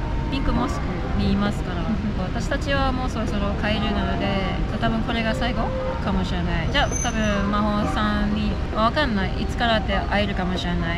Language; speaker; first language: Japanese; non-native, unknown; Malay